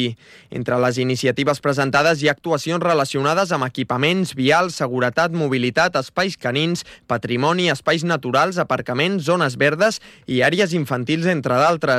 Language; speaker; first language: Catalan; native; Catalan